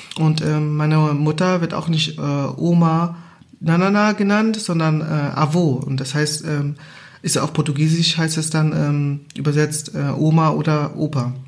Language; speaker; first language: German; non-native, fluent; Portuguese